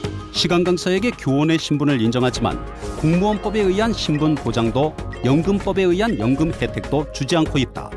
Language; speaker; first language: Korean; native; Korean